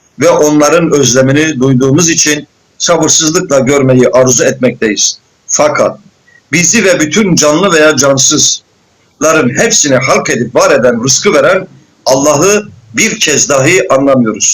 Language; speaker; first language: Turkish; native; Turkish